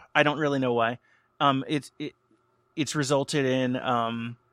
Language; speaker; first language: English; native; English